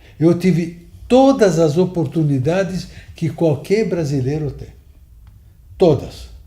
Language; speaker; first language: Portuguese; early bilingual, other home language; Italian